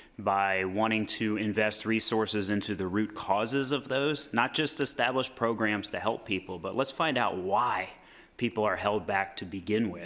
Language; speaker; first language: English; native; English